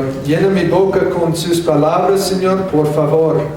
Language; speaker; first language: Spanish; non-native, fluent; English